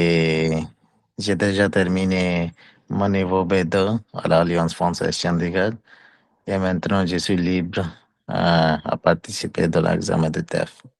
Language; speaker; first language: French; non-native, learner; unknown